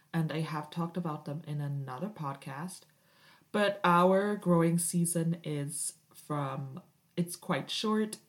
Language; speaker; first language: English; native; English